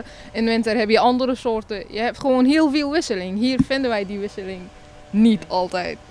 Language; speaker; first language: Dutch; non-native, fluent; Arabic